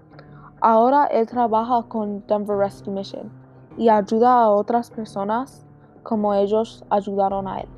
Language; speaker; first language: Spanish; non-native, learner; English